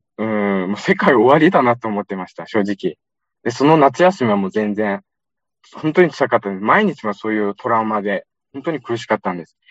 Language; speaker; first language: Japanese; non-native, fluent; Uyghur